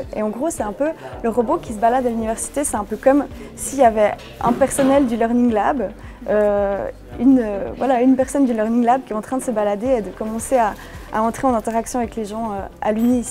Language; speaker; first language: French; native; French